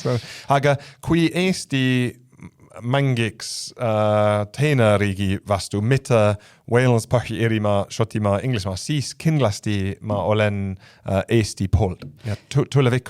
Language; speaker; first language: Estonian; non-native, fluent; English